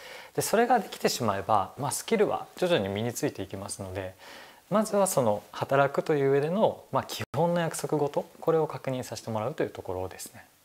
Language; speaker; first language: Japanese; native; Japanese